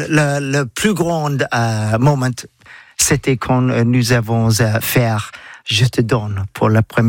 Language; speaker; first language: French; non-native, learner; English